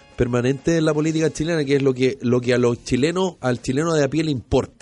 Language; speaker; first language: Spanish; native; Spanish